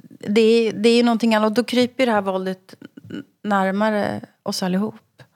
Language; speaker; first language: Swedish; native; Swedish